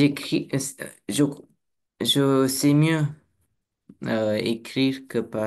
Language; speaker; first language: French; non-native, learner; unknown